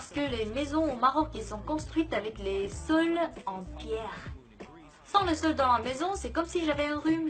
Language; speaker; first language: French; non-native, fluent; Korean